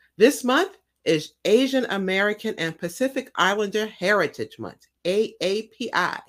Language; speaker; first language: English; native; English